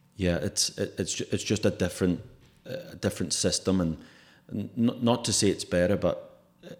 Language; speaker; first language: English; native; English